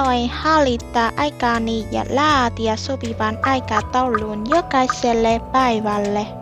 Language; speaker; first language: Finnish; non-native, learner; Vietnamese